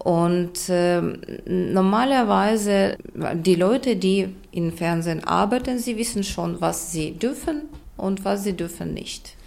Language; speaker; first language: German; non-native, fluent; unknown